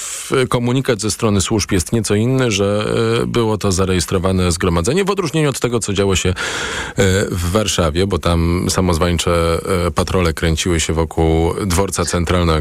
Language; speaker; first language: Polish; native; Polish